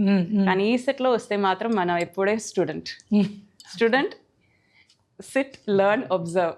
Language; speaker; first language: Telugu; non-native, fluent; Tamil